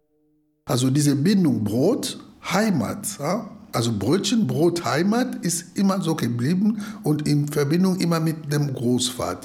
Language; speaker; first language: German; non-native, fluent; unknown